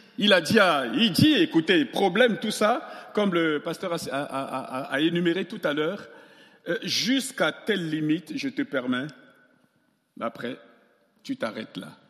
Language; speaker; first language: French; non-native, local second language; Sango